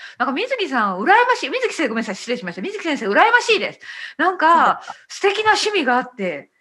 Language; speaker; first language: Japanese; native; Japanese